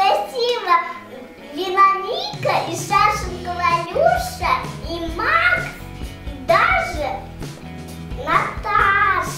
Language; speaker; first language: Russian; early bilingual, heritage; Russian